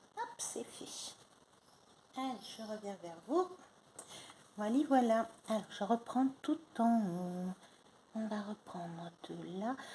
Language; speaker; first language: French; non-native, fluent; Spanish